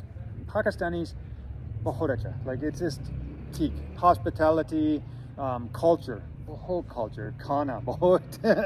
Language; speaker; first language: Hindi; non-native, learner; English